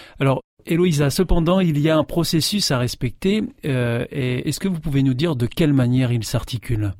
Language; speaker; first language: French; native; French